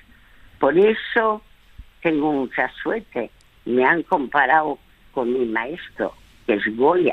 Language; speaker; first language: Spanish; early bilingual, other home language; French